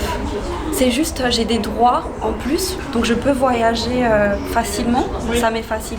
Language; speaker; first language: French; early bilingual, other home language; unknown